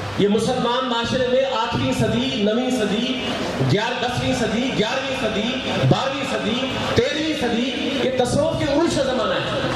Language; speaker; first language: Urdu; non-native, local second language; Sindhi